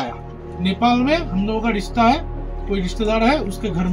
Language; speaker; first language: Hindi; non-native, local second language; Bangla